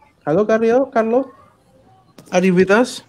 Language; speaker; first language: English; non-native, fluent; Indonesian